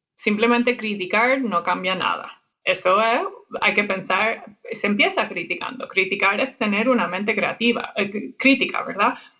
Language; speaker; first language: Spanish; non-native, fluent; English